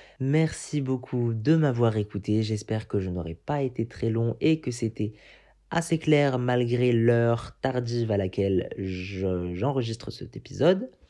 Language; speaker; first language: French; non-native, local second language; Arabic